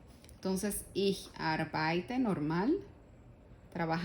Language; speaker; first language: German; non-native, fluent; Spanish